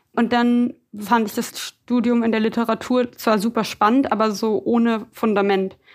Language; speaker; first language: German; native; German